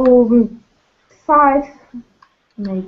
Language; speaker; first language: English; non-native, learner; Russian